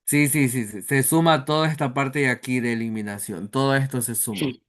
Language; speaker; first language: Spanish; native; Spanish